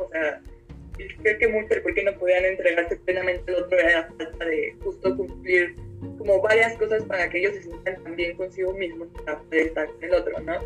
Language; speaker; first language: Spanish; native; Spanish